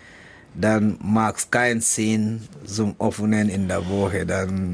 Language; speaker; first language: German; non-native, learner; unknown